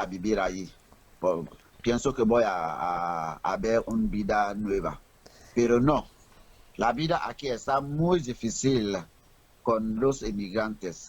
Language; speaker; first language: Spanish; non-native, learner; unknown